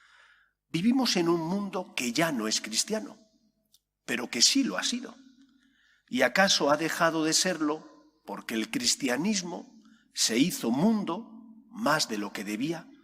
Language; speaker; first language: Spanish; native; Spanish